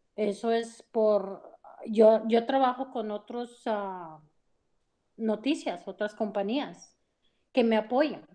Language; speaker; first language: Spanish; early bilingual, heritage; Spanish